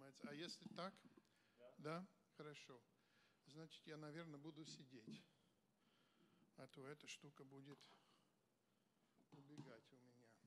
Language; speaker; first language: Russian; non-native, fluent; English